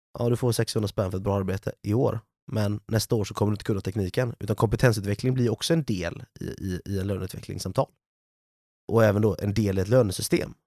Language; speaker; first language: Swedish; native; Swedish